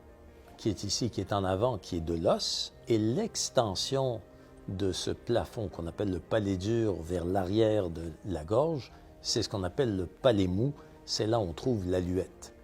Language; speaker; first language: French; native; French